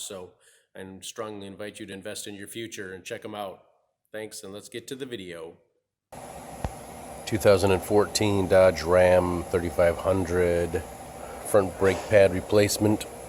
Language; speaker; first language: English; native; English